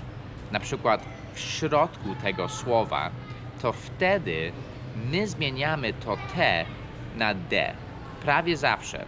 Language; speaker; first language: Polish; non-native, fluent; English